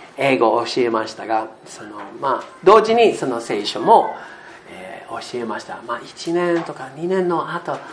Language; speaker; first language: Japanese; non-native, learner; English